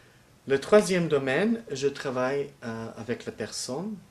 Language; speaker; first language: French; non-native, fluent; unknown